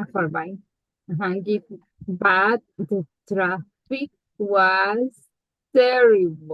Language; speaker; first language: English; non-native, learner; Spanish